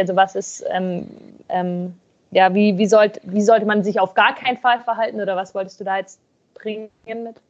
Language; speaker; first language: German; native; German